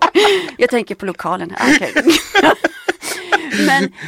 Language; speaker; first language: Swedish; early bilingual, other home language; Polish